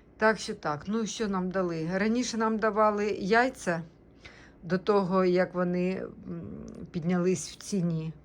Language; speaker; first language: Ukrainian; native; Ukrainian